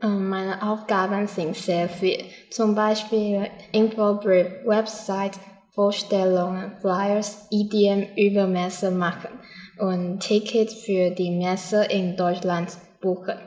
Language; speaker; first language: German; non-native, learner; Chinese